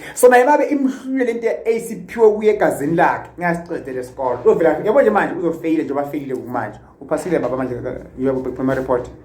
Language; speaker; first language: Zulu; native; Zulu